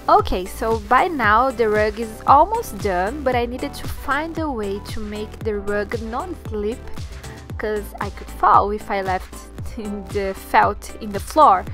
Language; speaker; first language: English; non-native, learner; Portuguese